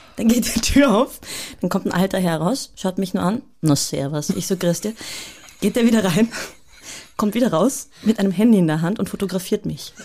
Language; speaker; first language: German; early bilingual, other home language; Bulgarian